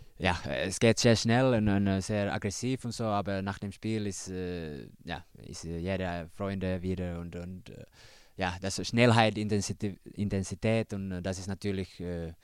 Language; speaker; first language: German; non-native, learner; Finnish